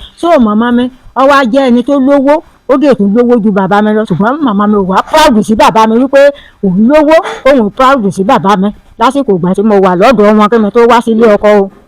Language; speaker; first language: Yoruba; native; Yoruba